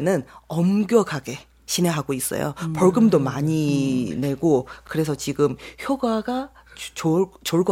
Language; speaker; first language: Korean; non-native, fluent; Chinese